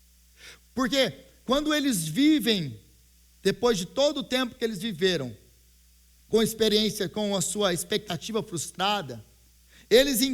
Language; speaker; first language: Portuguese; native; Portuguese